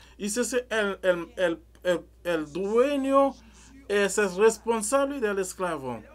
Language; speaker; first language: Spanish; non-native, learner; French